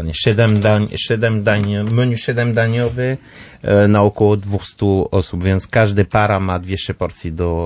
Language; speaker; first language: Polish; non-native, learner; French